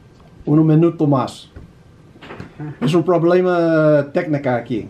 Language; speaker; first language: Spanish; non-native, learner; English